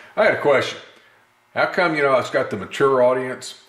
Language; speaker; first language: English; native; English